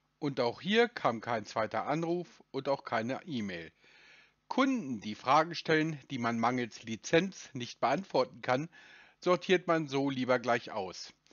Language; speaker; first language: German; native; German